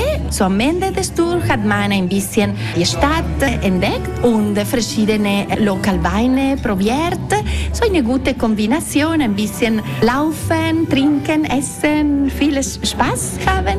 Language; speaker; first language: German; non-native, fluent; Italian